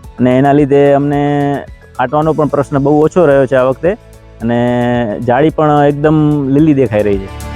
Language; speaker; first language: Gujarati; native; Gujarati